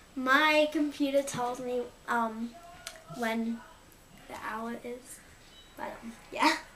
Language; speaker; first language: English; native; English